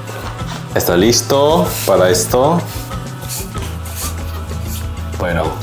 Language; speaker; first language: Spanish; non-native, learner; Korean